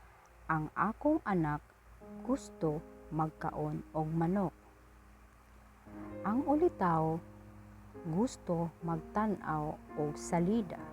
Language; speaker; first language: Cebuano; non-native, learner; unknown